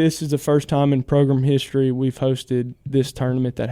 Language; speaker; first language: English; native; English